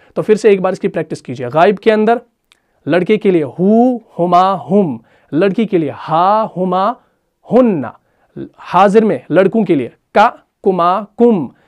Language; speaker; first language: Urdu; non-native, local second language; Punjabi